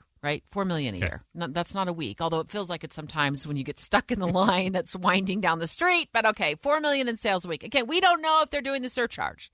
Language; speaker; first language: English; native; English